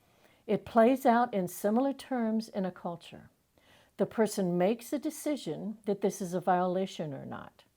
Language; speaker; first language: English; native; English